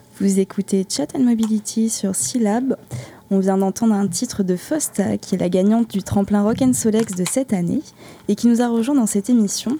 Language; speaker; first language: French; native; French